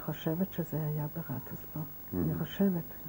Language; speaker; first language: Hebrew; non-native, fluent; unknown